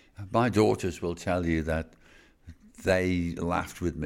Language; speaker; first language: English; native; English